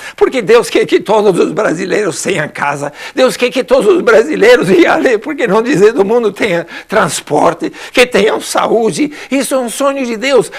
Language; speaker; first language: Portuguese; non-native, fluent; English